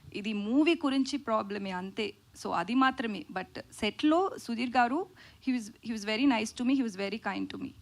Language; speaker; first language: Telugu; non-native, learner; Tamil